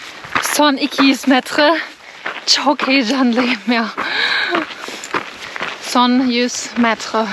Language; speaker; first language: Turkish; non-native, learner; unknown